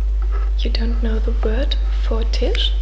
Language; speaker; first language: English; non-native, fluent; German